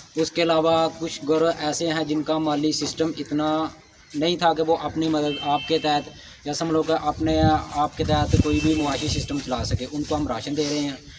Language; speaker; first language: Urdu; non-native, local second language; Punjabi